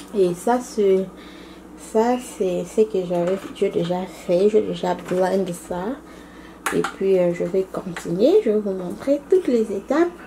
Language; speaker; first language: French; non-native, local second language; Lingala